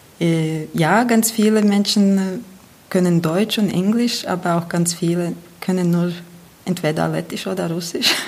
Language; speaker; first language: German; non-native, fluent; Latvian